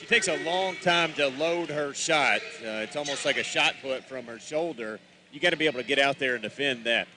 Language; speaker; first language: English; native; English